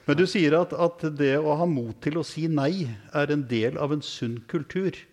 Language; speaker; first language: Norwegian; native; Norwegian